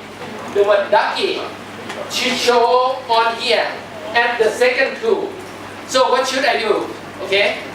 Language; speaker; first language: English; non-native, fluent; Thai